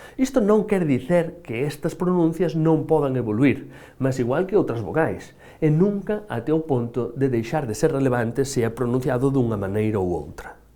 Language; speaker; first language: Galician; native; Galician